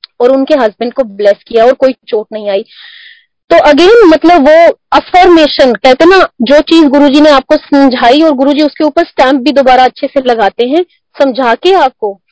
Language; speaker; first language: Hindi; non-native, local second language; Punjabi